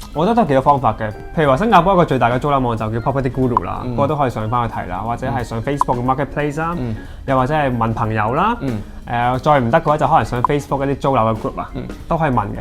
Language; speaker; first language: Cantonese; native; Cantonese